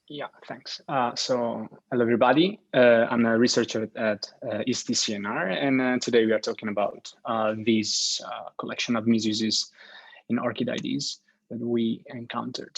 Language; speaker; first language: English; non-native, fluent; Italian